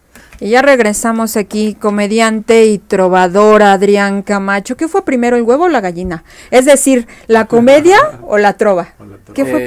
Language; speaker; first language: Spanish; native; Spanish